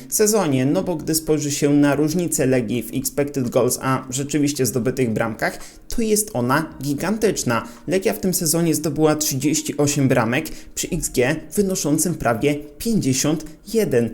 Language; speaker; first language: Polish; native; Polish